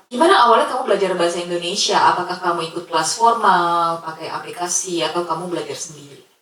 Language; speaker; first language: Indonesian; native; Indonesian